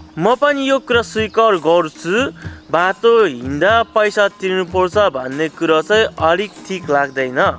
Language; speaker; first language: Nepali; non-native, fluent; Japanese